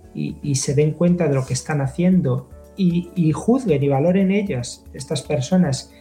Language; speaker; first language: Spanish; native; Spanish